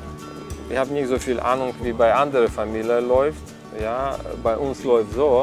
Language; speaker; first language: German; non-native, learner; Russian